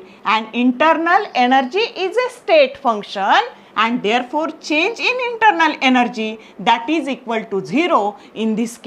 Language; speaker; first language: English; non-native, local second language; Marathi